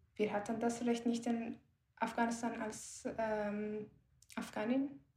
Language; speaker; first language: German; non-native, learner; Persian